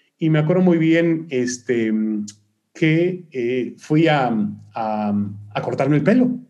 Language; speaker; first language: Spanish; early bilingual, other home language; Hebrew